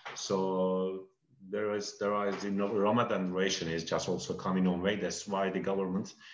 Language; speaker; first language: English; non-native, fluent; Turkish